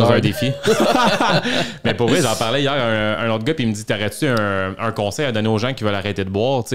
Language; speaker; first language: French; native; French